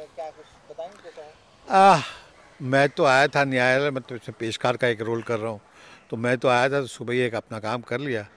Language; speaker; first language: Hindi; native; Hindi